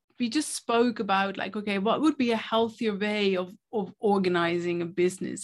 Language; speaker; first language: English; non-native, fluent; Dutch